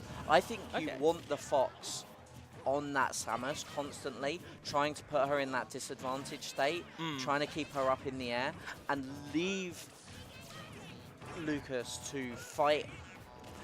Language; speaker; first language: English; native; English